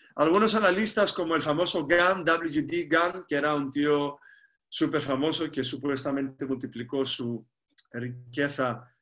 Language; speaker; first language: Spanish; non-native, fluent; Greek